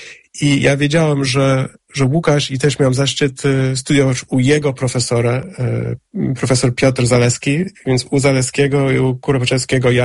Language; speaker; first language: Polish; non-native, fluent; English